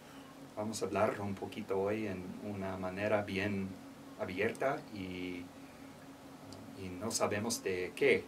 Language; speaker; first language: Spanish; non-native, learner; English